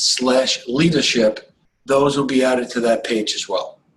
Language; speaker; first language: English; native; English